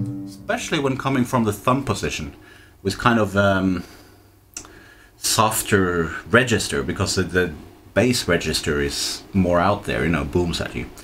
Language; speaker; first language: English; non-native, fluent; Norwegian